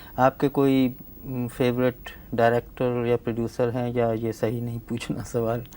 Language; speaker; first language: Hindi; native; Hindi